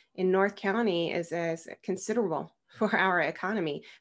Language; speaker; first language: English; native; English